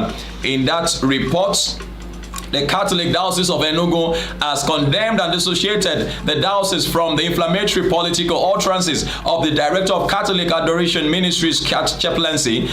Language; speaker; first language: English; non-native, local second language; Yoruba